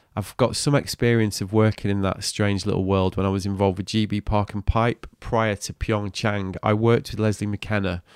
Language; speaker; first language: English; native; English